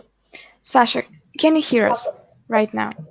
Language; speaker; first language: English; non-native, fluent; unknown